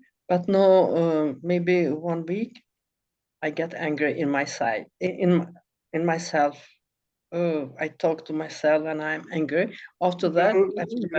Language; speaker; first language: English; non-native, learner; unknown